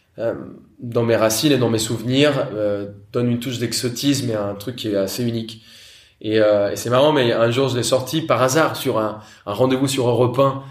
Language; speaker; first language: French; non-native, fluent; Spanish